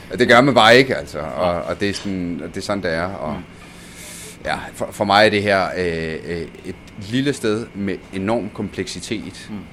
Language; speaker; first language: Danish; early bilingual, other home language; Italian